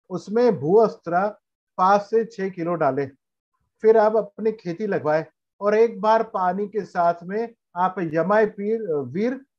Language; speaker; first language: Hindi; non-native, local second language; Marathi